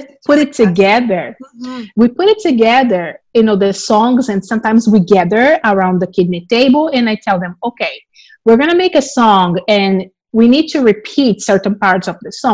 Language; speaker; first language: English; non-native, fluent; Portuguese